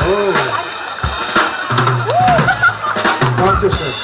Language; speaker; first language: German; non-native, learner; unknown